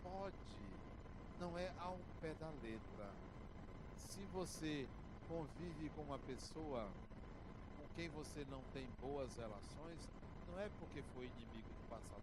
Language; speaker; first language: Portuguese; native; Portuguese